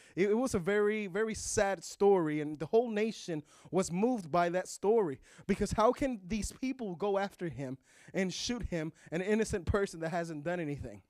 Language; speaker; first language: English; early bilingual, other home language; Spanish